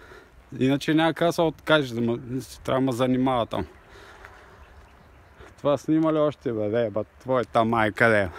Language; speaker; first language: Bulgarian; native; Bulgarian